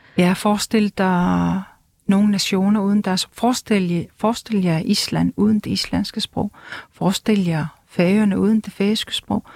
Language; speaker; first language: Danish; non-native, local second language; Kalaallisut